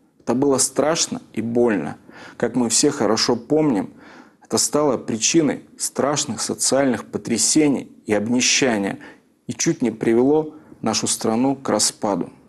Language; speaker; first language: Russian; native; Russian